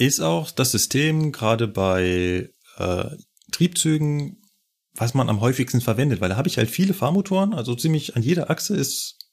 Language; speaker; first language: German; native; German